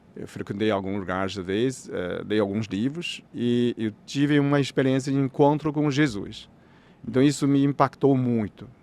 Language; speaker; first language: Portuguese; non-native, fluent; Chinese